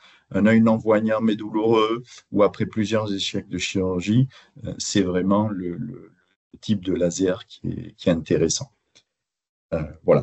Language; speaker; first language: French; native; French